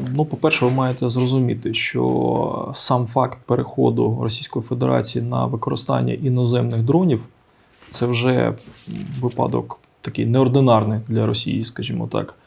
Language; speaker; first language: Ukrainian; native; Ukrainian